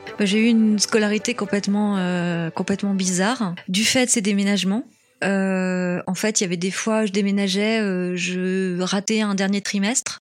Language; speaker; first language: French; native; French